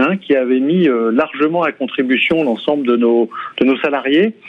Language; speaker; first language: French; native; French